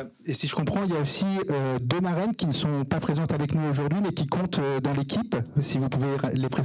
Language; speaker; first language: French; native; French